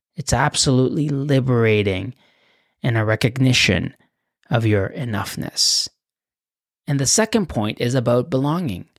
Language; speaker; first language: English; non-native, fluent; Spanish